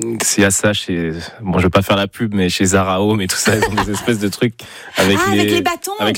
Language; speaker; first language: French; native; French